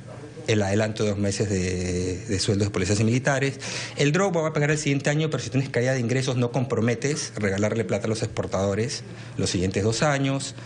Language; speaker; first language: Spanish; native; Spanish